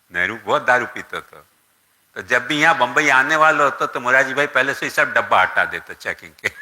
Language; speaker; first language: Hindi; non-native, local second language; Gujarati